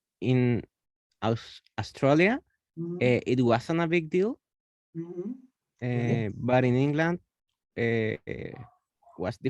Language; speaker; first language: English; non-native, learner; Spanish